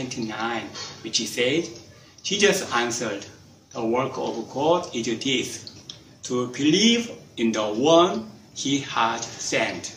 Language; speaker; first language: English; non-native, fluent; Korean